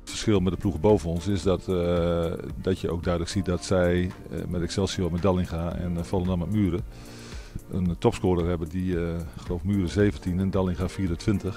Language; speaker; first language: Dutch; native; Dutch